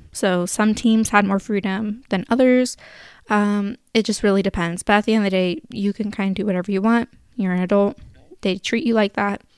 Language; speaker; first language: English; native; English